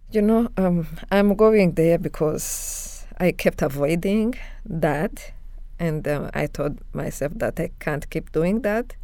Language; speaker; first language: English; non-native, local second language; Kinyarwanda